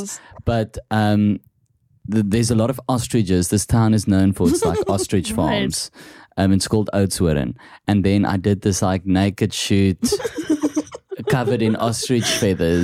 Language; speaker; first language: English; non-native, local second language; Afrikaans